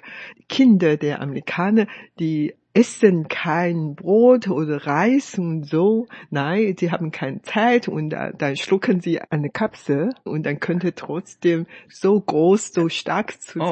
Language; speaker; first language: German; non-native, fluent; Chinese